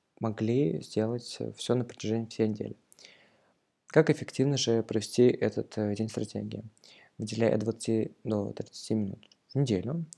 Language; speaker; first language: Russian; native; Russian